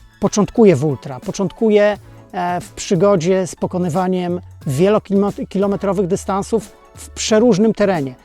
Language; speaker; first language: Polish; native; Polish